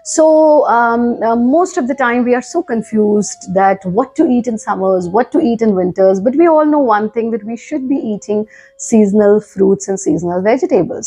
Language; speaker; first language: English; non-native, local second language; Hindi